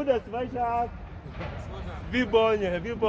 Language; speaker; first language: Czech; non-native, learner; English